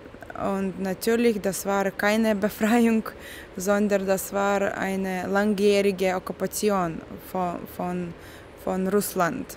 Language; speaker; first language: German; non-native, fluent; Lithuanian